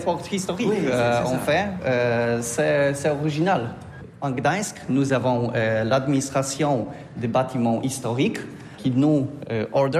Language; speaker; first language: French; non-native, learner; Polish